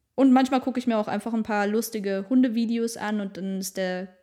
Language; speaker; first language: German; native; German